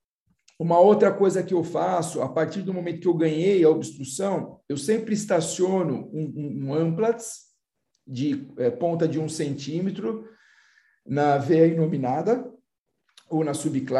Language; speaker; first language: Portuguese; native; Portuguese